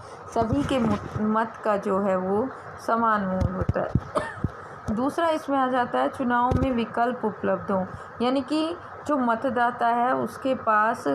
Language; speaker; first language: Hindi; native; Hindi